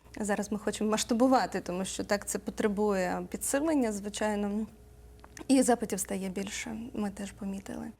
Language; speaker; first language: Ukrainian; native; Ukrainian